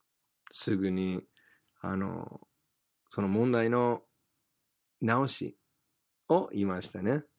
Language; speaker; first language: Japanese; non-native, fluent; English